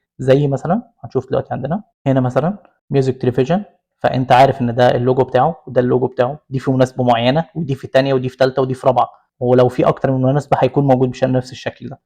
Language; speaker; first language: Arabic; native; Arabic